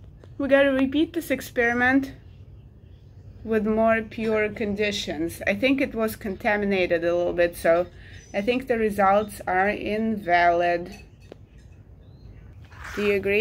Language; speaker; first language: English; non-native, fluent; Russian